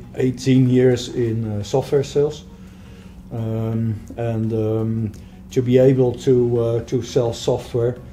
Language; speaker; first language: English; non-native, fluent; Dutch